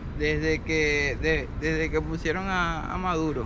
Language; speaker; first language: Spanish; native; Spanish